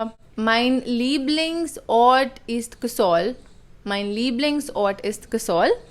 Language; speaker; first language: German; non-native, fluent; Hindi